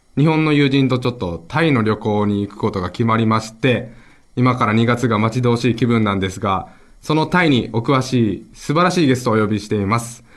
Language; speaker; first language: Japanese; native; Japanese